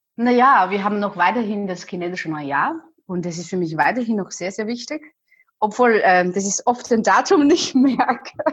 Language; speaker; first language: German; non-native, fluent; Chinese